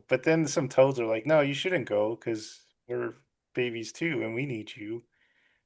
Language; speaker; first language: English; native; English